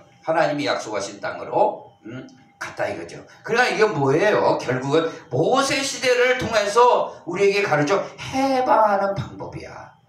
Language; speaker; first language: Korean; native; Korean